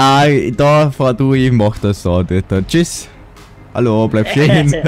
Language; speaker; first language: German; native; German